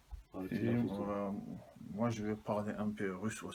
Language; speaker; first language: French; non-native, learner; Chechen